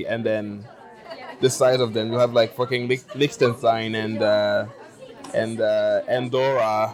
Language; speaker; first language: English; non-native, local second language; French